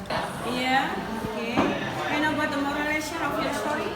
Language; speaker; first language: English; non-native, fluent; Indonesian